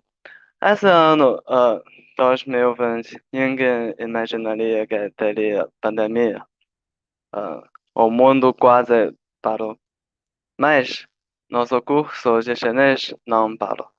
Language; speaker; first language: Portuguese; non-native, learner; Chinese